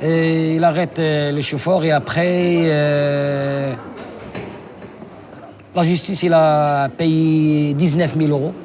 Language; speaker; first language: French; non-native, learner; Arabic